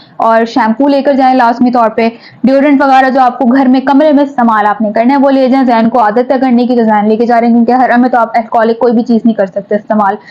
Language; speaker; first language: Urdu; native; Urdu